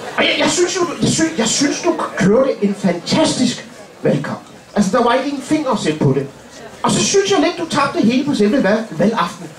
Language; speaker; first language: Danish; early bilingual, other home language; Arabic